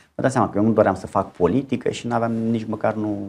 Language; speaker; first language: Romanian; native; Romanian